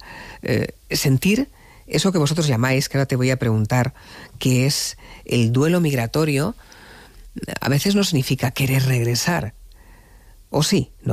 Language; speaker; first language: Spanish; native; Spanish